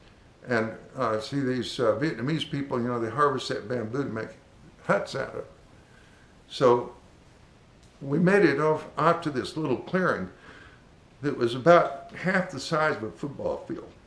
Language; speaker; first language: English; native; English